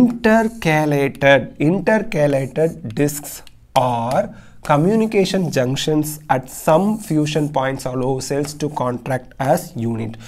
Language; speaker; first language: English; non-native, local second language; Tamil